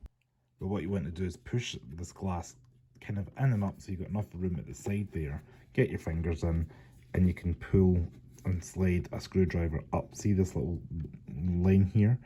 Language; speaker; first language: English; native; English